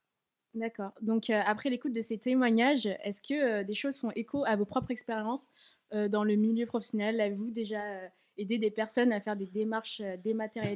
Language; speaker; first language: French; native; French